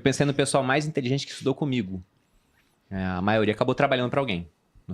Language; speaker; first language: Portuguese; native; Portuguese